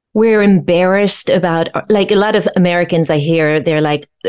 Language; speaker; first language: English; non-native, fluent; French